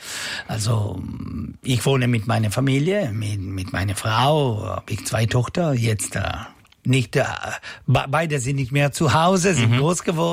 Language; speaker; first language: German; non-native, local second language; Italian